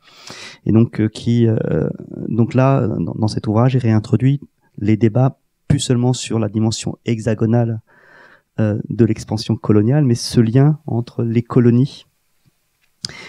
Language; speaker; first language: French; native; French